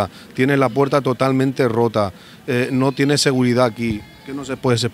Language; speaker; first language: Spanish; native; Spanish